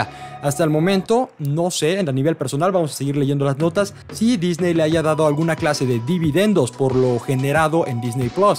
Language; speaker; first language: Spanish; native; Spanish